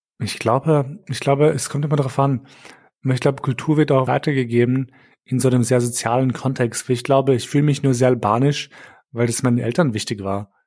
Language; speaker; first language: German; early bilingual, other home language; Albanian